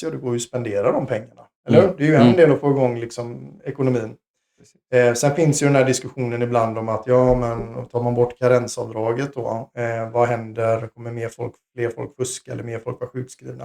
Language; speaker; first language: Swedish; native; Swedish